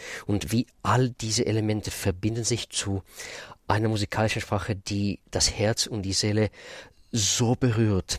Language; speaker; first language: German; non-native, fluent; Russian